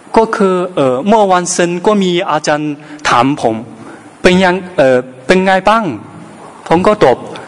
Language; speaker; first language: Thai; non-native, learner; Chinese